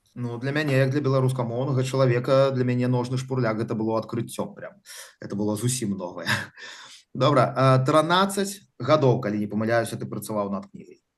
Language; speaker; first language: Belarusian; native; Belarusian